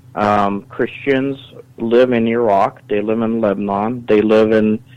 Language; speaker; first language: English; early bilingual, other home language; Assyrian Neo-Aramaic